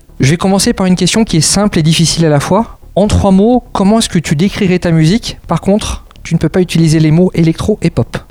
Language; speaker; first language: French; native; French